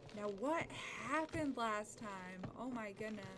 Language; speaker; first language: English; native; English